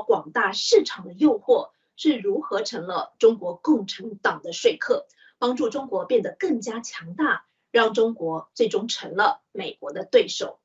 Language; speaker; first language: Chinese; native; Chinese